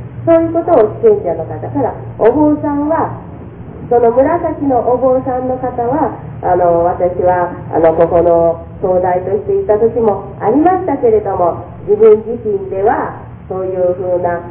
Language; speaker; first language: Japanese; native; Japanese